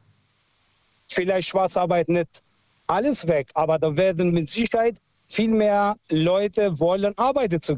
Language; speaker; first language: German; non-native, local second language; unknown